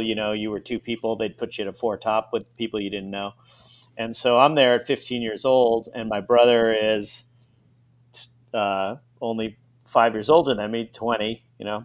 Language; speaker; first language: English; native; English